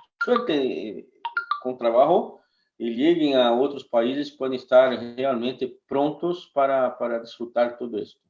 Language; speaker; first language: Spanish; non-native, fluent; Portuguese